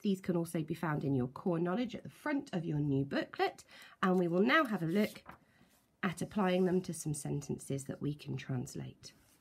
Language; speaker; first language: English; native; English